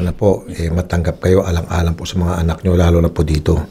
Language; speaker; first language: Filipino; native; Filipino